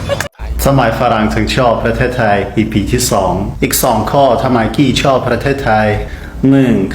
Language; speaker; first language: Thai; non-native, fluent; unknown